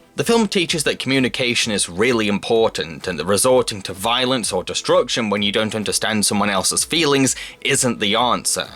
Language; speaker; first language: English; native; English